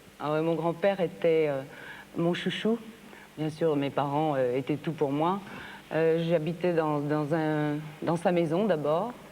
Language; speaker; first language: French; early bilingual, other home language; Bulgarian